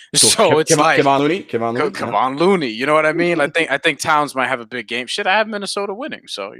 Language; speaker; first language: English; native; English